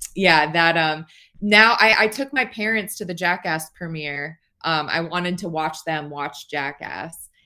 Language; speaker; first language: English; native; English